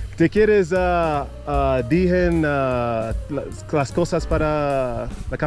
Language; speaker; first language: Spanish; non-native, learner; English